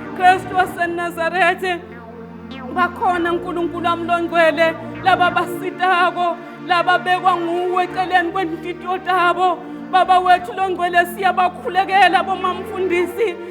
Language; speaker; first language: Zulu; non-native, local second language; Swati